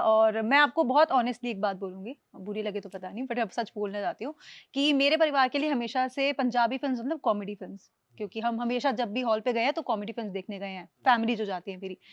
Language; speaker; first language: Hindi; native; Hindi